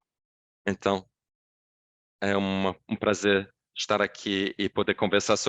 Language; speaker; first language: Portuguese; non-native, fluent; English